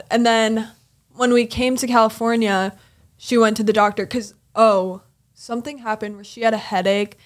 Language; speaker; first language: English; native; English